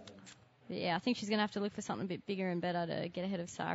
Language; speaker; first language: English; native; English